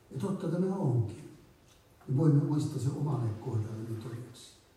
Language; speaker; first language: Finnish; native; Finnish